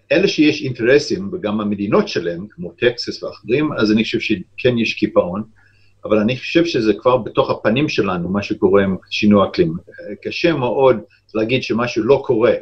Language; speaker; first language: Hebrew; non-native, fluent; English